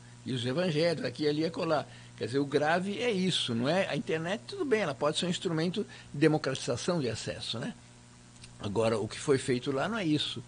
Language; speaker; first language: Portuguese; native; Portuguese